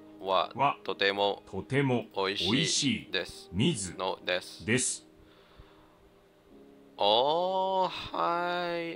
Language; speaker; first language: Japanese; non-native, learner; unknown